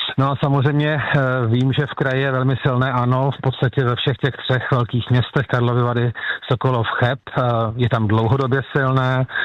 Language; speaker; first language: Czech; native; Czech